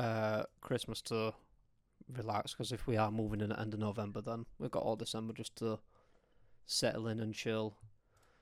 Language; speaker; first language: English; native; English